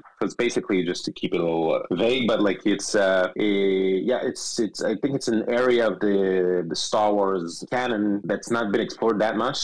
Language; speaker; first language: English; non-native, fluent; French